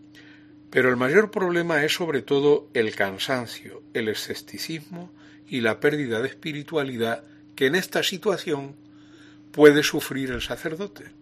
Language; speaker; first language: Spanish; native; Spanish